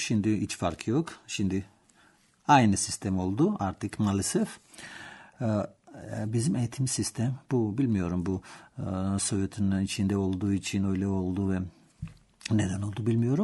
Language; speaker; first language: Turkish; non-native, learner; Georgian